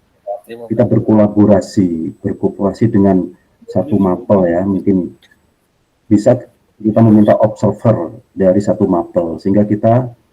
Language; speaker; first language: Indonesian; native; Indonesian